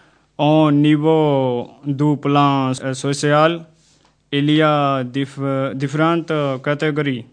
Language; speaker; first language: French; non-native, learner; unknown